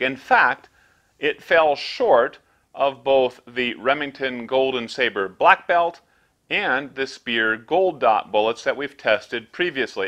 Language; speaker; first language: English; native; English